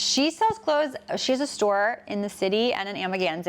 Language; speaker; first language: English; native; English